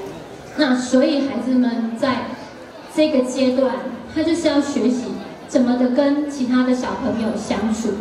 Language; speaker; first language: Chinese; native; Chinese